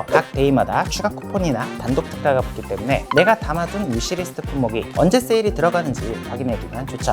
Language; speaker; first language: Korean; native; Korean